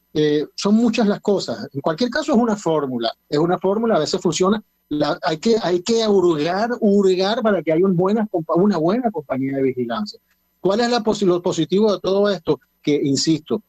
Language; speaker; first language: Spanish; native; Spanish